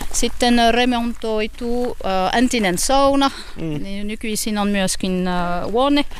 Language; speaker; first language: Finnish; non-native, learner; French